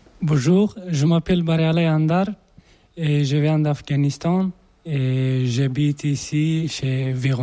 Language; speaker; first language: French; non-native, learner; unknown